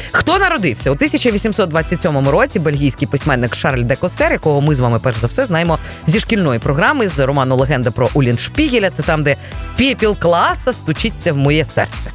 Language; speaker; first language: Ukrainian; native; Ukrainian